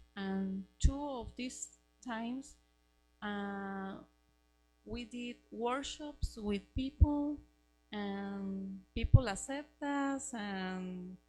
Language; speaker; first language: English; non-native, learner; Spanish